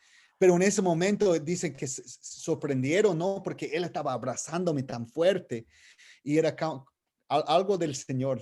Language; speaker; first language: Spanish; non-native, fluent; English